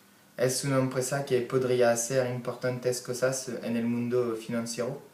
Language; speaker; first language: Spanish; non-native, learner; French